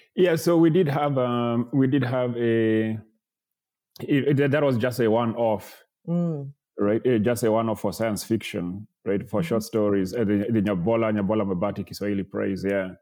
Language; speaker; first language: English; non-native, local second language; Kikuyu